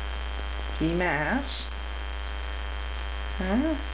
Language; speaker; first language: French; native; French